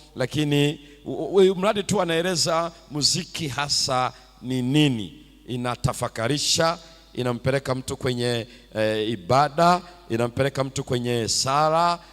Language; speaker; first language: Swahili; native; Swahili